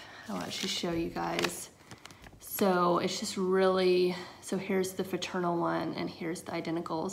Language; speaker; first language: English; native; English